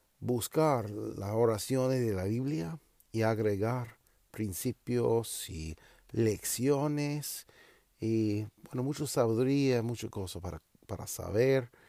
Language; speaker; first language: Spanish; non-native, learner; English